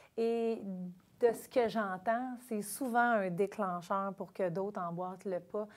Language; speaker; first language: French; native; French